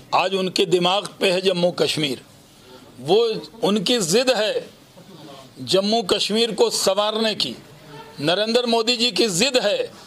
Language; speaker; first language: Hindi; native; Hindi